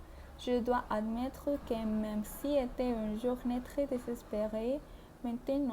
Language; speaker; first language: French; non-native, learner; Spanish